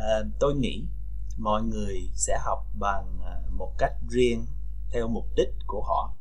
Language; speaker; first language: Vietnamese; non-native, fluent; English